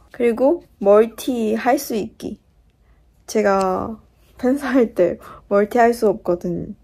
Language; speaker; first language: Korean; non-native, fluent; Chinese